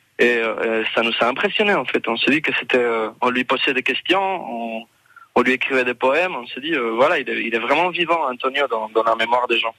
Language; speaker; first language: French; non-native, fluent; Spanish